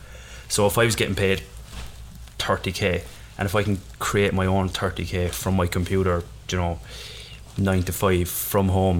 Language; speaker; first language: English; native; English